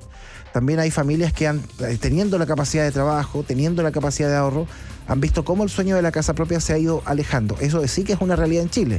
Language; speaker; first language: Spanish; native; Spanish